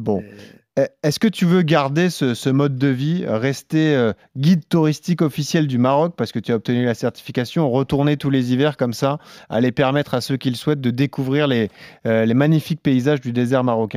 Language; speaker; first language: French; native; French